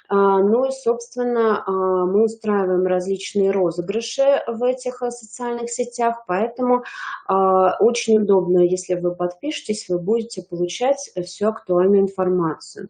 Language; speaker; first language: Russian; native; Russian